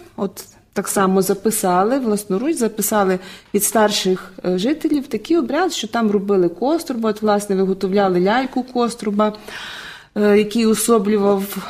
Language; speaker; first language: Ukrainian; native; Ukrainian